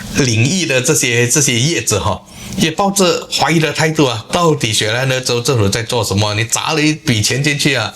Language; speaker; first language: Chinese; native; Chinese